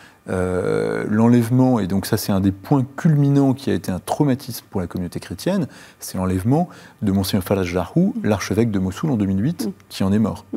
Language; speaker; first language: French; native; French